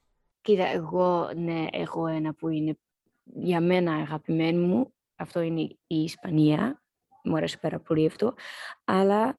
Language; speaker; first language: Greek; early bilingual, heritage; Dutch